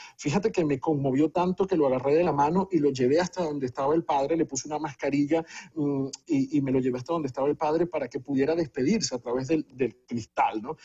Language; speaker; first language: Spanish; native; Spanish